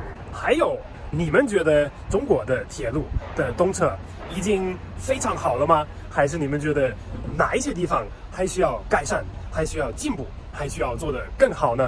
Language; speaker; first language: Chinese; non-native, fluent; German